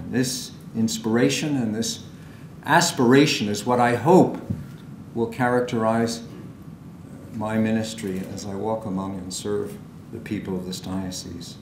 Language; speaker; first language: English; native; English